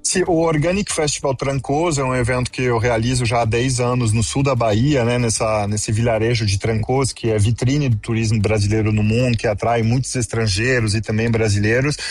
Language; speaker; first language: Portuguese; non-native, fluent; French